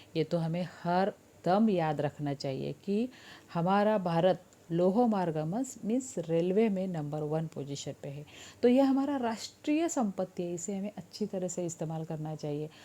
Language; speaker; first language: Hindi; non-native, local second language; Marathi